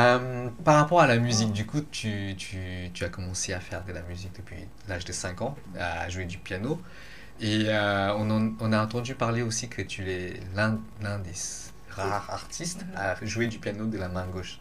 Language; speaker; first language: French; non-native, fluent; Lao